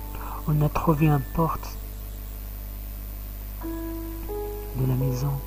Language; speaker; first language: French; non-native, learner; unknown